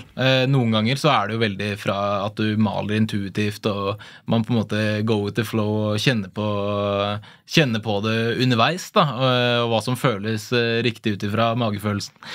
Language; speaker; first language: Norwegian; native; Norwegian